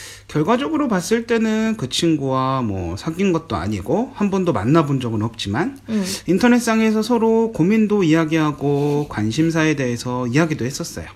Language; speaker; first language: Korean; native; Korean